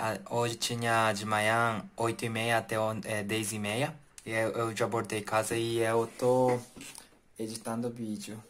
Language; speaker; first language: Portuguese; non-native, learner; Japanese